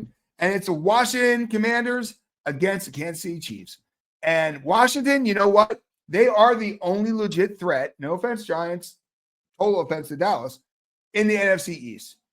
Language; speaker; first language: English; native; English